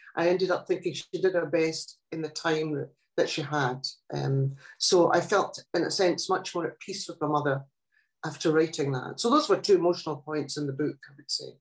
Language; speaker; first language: English; non-native, local second language; Italian